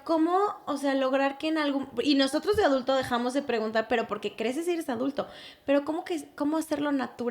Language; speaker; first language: Spanish; native; Spanish